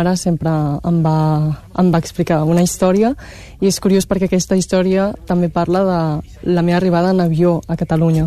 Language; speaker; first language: Catalan; early bilingual, other home language; Chinese